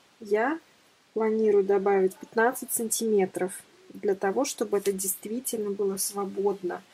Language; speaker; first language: Russian; native; Russian